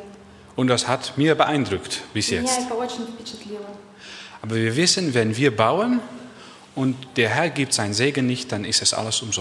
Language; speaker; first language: German; non-native, learner; Dutch